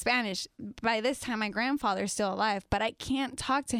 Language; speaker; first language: English; non-native, fluent; Spanish